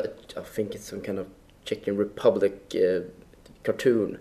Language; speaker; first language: English; non-native, fluent; Swedish